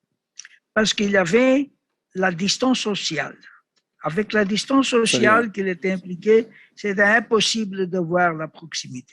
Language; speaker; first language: French; non-native, learner; Greek